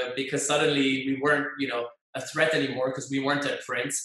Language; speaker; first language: English; non-native, fluent; French